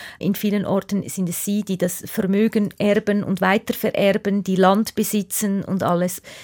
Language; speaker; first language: German; native; German